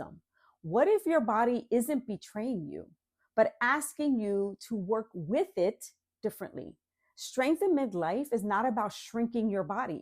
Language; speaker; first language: English; native; English